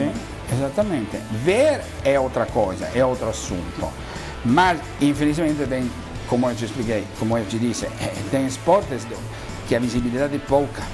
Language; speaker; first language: Portuguese; non-native, fluent; Italian